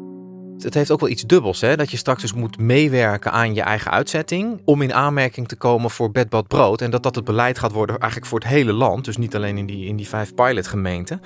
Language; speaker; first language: Dutch; native; Dutch